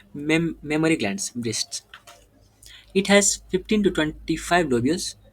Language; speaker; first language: English; non-native, local second language; Nepali